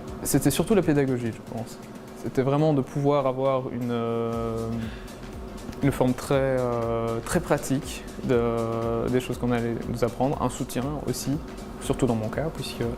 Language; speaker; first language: French; native; French